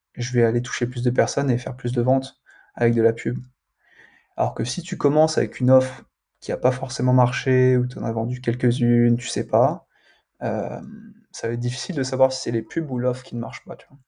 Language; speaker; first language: French; native; French